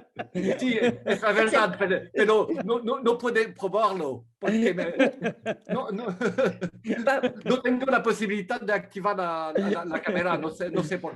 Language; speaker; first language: Spanish; non-native, learner; French